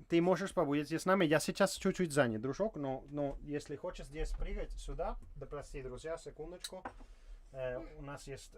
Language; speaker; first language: Russian; non-native, learner; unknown